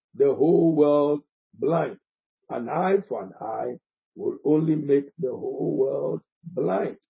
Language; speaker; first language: English; non-native, local second language; Akan